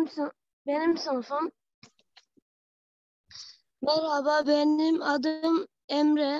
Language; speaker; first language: Turkish; non-native, learner; Persian